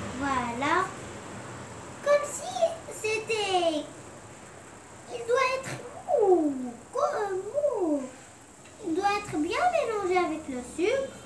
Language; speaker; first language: French; non-native, local second language; Arabic